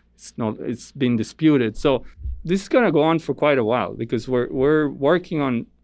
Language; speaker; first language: English; non-native, fluent; Italian